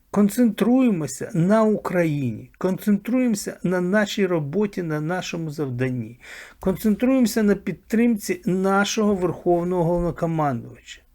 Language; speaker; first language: Ukrainian; native; Ukrainian